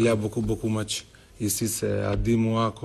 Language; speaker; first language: French; non-native, learner; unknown